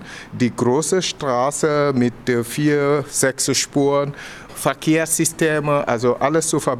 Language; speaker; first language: German; non-native, fluent; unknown